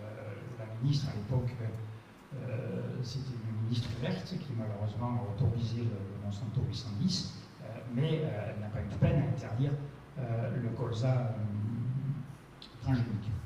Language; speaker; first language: French; native; French